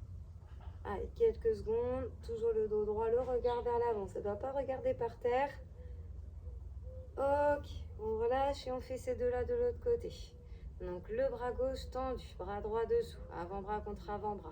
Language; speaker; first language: French; native; French